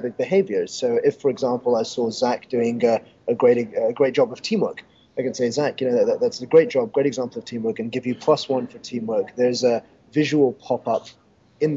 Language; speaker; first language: English; native; English